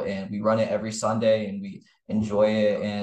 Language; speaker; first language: English; native; English